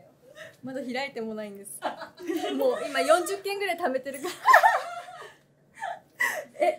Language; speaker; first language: Japanese; native; Japanese